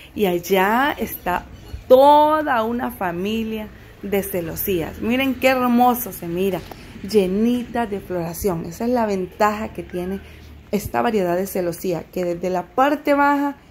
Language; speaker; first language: Spanish; native; Spanish